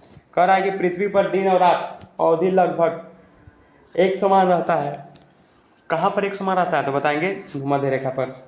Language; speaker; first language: Hindi; native; Hindi